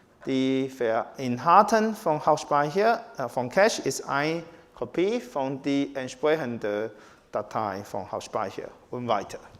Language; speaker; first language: German; non-native, fluent; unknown